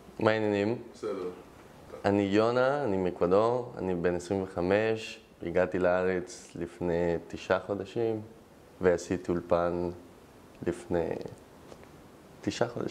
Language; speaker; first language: Hebrew; non-native, fluent; Spanish